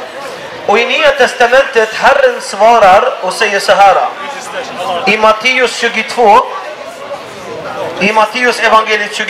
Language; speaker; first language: Swedish; non-native, fluent; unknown